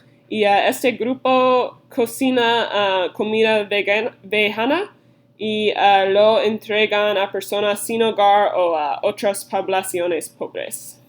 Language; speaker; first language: Spanish; non-native, learner; English